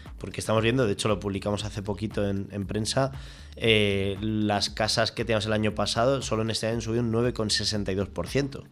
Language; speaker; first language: Spanish; native; Spanish